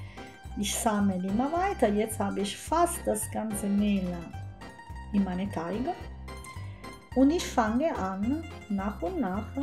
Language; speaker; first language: German; non-native, fluent; Italian